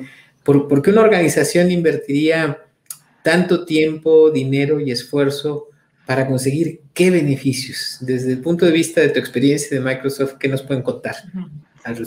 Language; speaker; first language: Spanish; native; Spanish